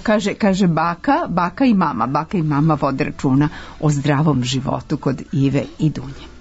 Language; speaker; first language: Serbian; native; Serbian